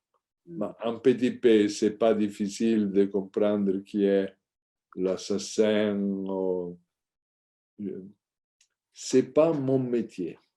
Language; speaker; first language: French; non-native, learner; Italian